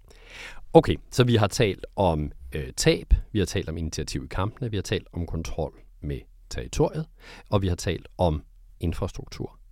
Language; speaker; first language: Danish; native; Danish